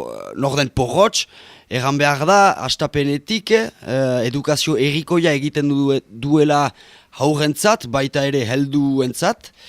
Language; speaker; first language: Basque; native; Basque